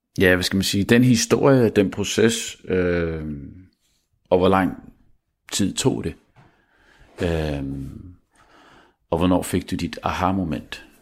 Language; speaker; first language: Danish; early bilingual, other home language; Arabic